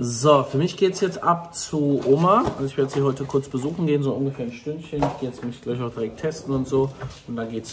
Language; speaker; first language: German; native; German